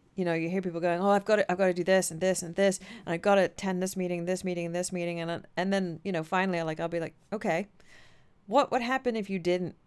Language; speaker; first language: English; native; English